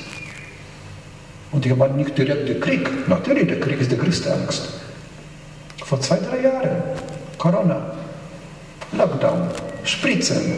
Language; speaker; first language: German; non-native, fluent; Polish